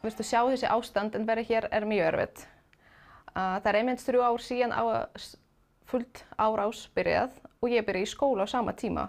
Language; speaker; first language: Icelandic; non-native, learner; Ukrainian